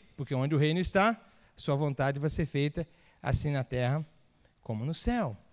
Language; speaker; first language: Portuguese; native; Portuguese